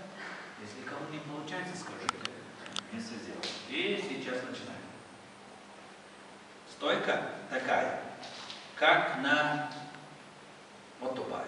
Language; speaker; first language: Russian; non-native, learner; Korean